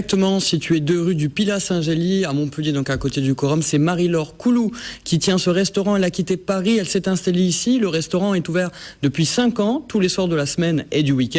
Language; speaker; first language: French; native; French